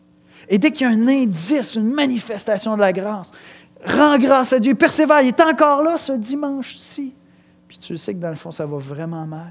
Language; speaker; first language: French; native; French